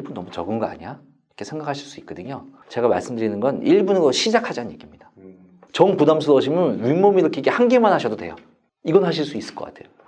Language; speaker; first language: Korean; native; Korean